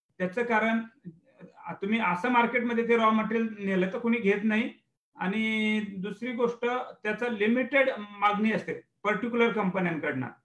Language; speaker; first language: Marathi; native; Marathi